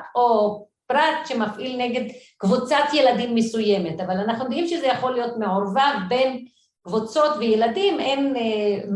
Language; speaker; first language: Hebrew; non-native, local second language; Arabic